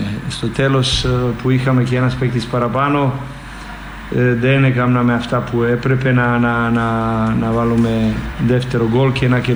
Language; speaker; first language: Greek; non-native, fluent; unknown